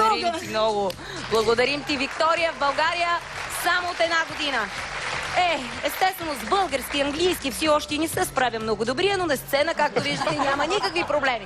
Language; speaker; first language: Bulgarian; native; Bulgarian